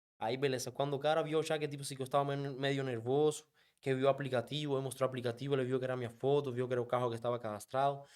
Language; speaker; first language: Portuguese; non-native, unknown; Spanish